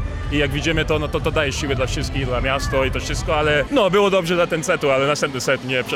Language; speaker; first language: Polish; non-native, learner; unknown